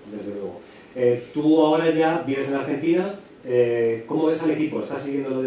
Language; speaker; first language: Spanish; native; Spanish